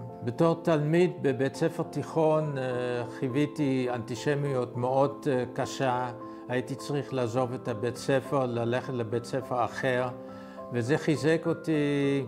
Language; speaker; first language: Hebrew; non-native, fluent; Dutch